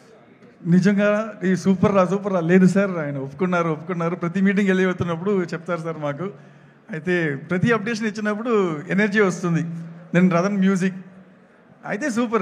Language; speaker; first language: Telugu; non-native, learner; Tamil